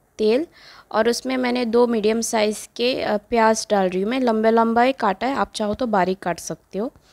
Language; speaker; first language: Hindi; non-native, local second language; Konkani